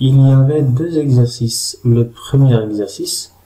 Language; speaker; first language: French; non-native, local second language; Arabic